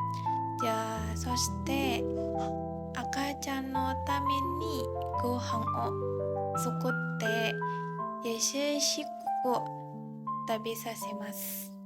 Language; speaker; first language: Japanese; non-native, learner; Indonesian